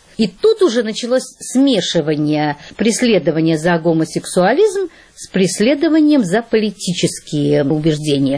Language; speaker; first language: Russian; native; Russian